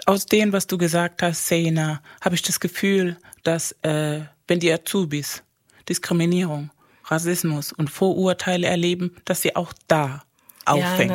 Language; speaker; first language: German; non-native, fluent; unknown